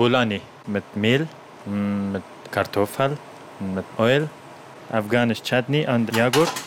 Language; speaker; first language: German; non-native, learner; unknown